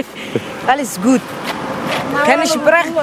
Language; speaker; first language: English; non-native, learner; Somali